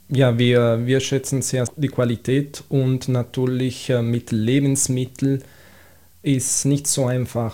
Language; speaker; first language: German; non-native, fluent; Italian